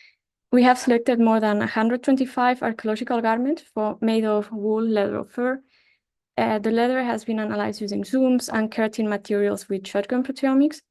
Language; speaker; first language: English; non-native, fluent; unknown